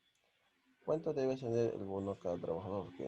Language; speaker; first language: Spanish; native; Spanish